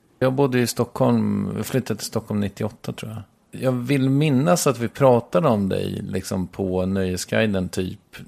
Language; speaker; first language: Swedish; native; Swedish